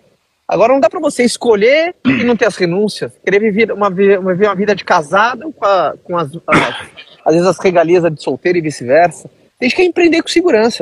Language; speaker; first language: Portuguese; native; Portuguese